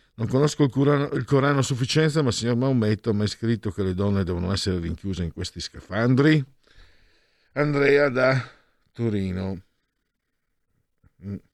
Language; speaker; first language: Italian; native; Italian